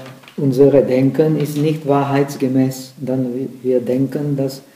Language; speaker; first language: German; non-native, fluent; Czech